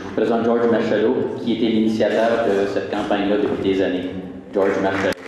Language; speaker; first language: French; native; French